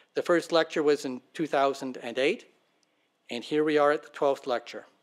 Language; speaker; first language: English; native; English